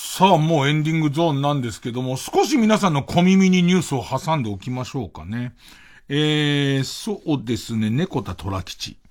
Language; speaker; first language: Japanese; native; Japanese